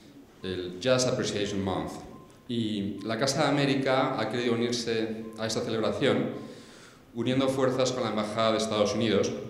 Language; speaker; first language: Spanish; native; Spanish